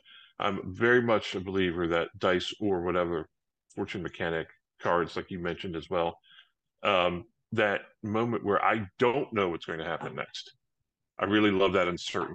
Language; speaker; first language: English; native; English